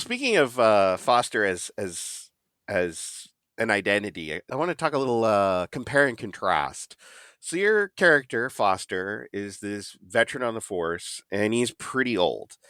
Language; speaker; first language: English; native; English